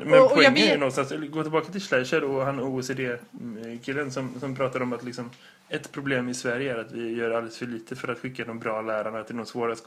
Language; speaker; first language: Swedish; native; Swedish